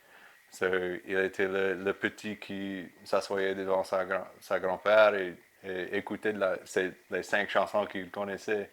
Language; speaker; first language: French; non-native, local second language; English